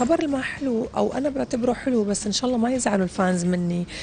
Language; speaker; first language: Arabic; native; Arabic